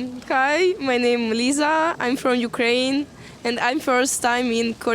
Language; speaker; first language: English; non-native, learner; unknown